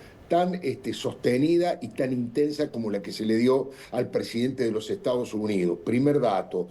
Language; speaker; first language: Spanish; native; Spanish